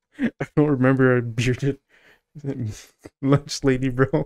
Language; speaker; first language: English; native; English